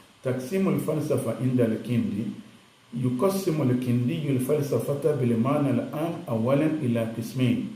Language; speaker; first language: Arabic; non-native, fluent; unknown